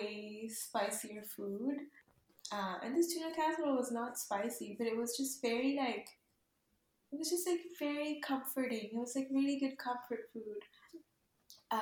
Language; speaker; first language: English; non-native, local second language; Urdu